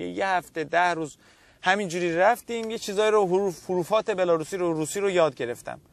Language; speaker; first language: Persian; native; Persian